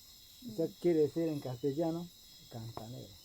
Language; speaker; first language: Spanish; non-native, local second language; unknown